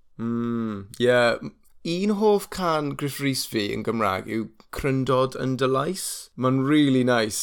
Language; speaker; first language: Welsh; non-native, learner; English